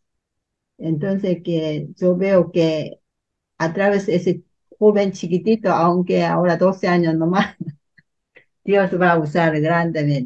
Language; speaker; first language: Spanish; non-native, learner; Korean